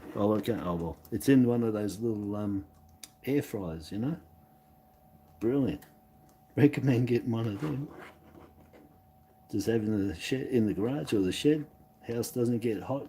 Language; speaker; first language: English; native; English